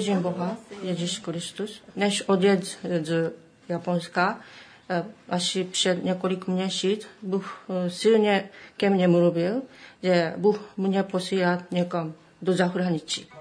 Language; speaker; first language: Czech; non-native, learner; Japanese